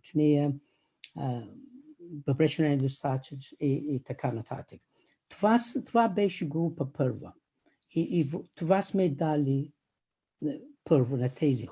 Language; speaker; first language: Bulgarian; non-native, fluent; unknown